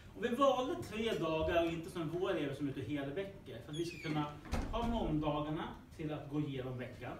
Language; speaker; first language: Swedish; native; Swedish